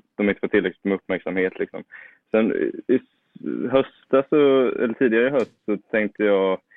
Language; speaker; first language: Swedish; native; Swedish